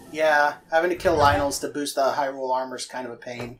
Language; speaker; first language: English; native; English